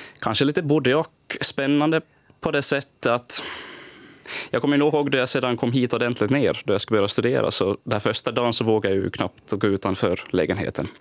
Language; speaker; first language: Swedish; native; Swedish